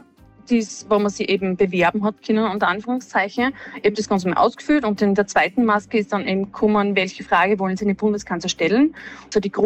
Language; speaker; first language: German; native; German